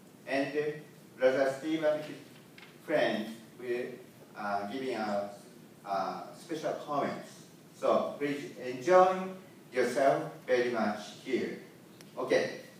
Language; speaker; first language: English; non-native, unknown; Japanese